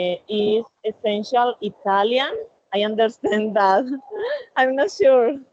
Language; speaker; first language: English; non-native, learner; Spanish